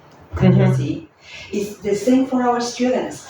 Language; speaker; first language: English; non-native, fluent; Spanish